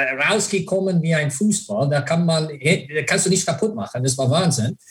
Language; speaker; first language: German; non-native, fluent; English